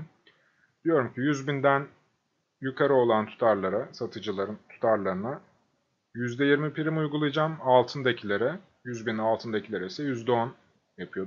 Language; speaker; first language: Turkish; native; Turkish